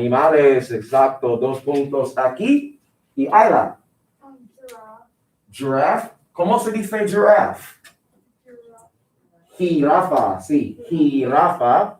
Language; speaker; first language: Spanish; non-native, fluent; English